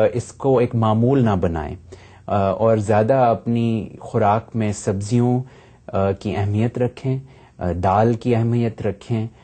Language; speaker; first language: Hindi; native; Hindi